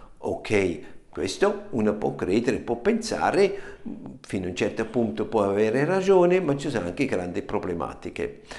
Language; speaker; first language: Italian; non-native, fluent; German